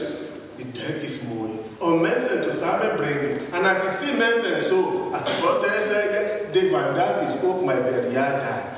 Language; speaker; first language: Dutch; non-native, learner; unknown